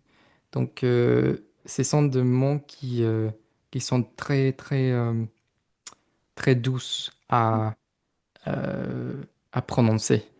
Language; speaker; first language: French; non-native, fluent; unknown